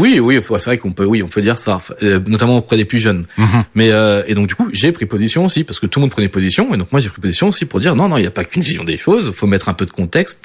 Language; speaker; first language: French; early bilingual, other home language; Portuguese